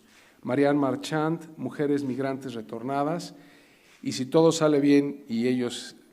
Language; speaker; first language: Spanish; native; Spanish